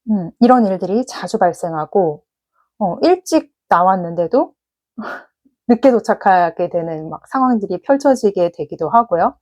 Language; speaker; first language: Korean; native; Korean